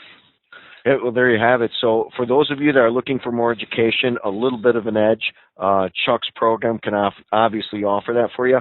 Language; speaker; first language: English; native; English